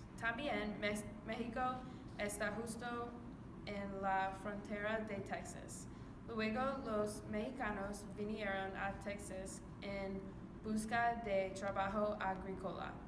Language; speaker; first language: Spanish; non-native, learner; English